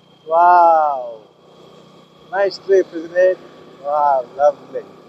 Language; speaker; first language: English; non-native, local second language; Tamil